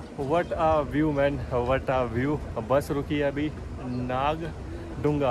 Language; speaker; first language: Hindi; native; Hindi